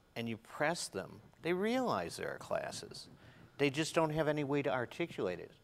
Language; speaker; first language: English; native; English